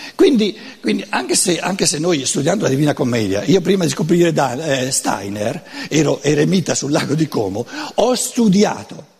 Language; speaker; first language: Italian; non-native, local second language; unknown